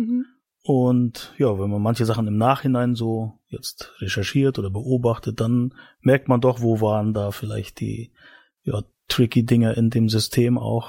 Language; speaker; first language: German; native; German